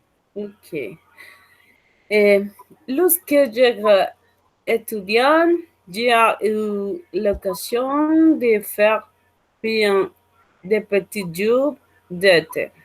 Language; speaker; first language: French; non-native, learner; Spanish